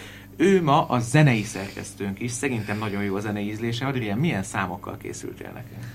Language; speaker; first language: Hungarian; native; Hungarian